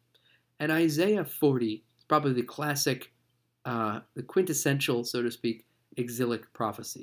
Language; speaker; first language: English; native; English